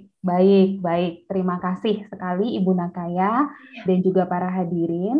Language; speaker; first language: Indonesian; native; Indonesian